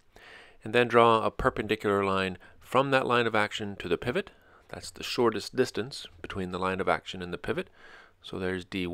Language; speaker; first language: English; native; English